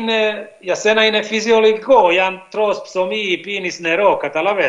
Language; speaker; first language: Greek; non-native, learner; Hungarian